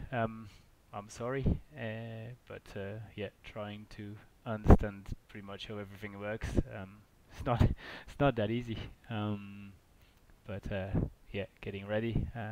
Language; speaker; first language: English; non-native, fluent; French